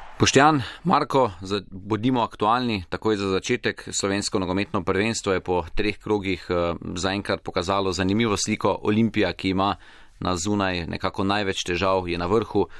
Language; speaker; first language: Slovenian; native; Slovenian